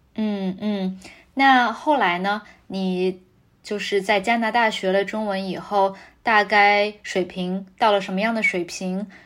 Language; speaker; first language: Chinese; native; Chinese